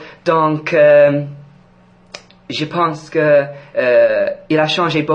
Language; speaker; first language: French; non-native, fluent; English